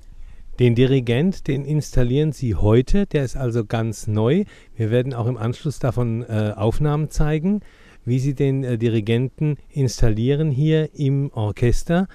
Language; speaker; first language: German; native; German